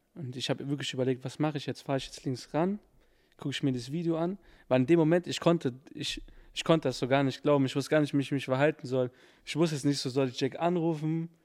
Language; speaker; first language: German; early bilingual, other home language; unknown